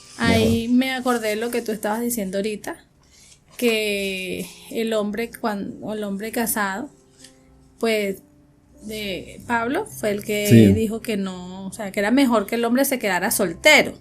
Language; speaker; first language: Spanish; native; Spanish